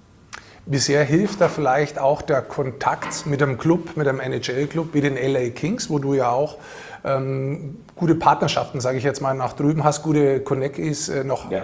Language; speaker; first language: German; native; German